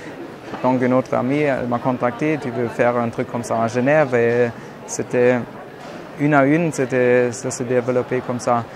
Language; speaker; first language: French; non-native, fluent; German